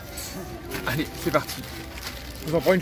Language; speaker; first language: French; native; French